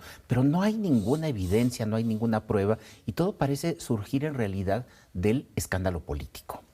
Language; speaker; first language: Spanish; native; Spanish